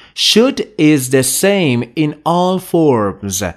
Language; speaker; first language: English; non-native, fluent; Persian